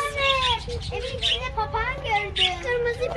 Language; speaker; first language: Turkish; early bilingual, heritage; Turkish